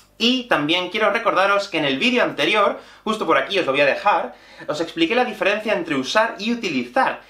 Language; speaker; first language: Spanish; native; Spanish